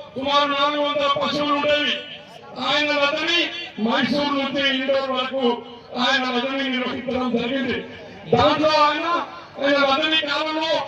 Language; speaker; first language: Telugu; non-native, local second language; Lambadi